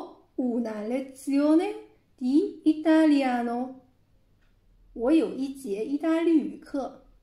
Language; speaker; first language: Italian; non-native, fluent; Chinese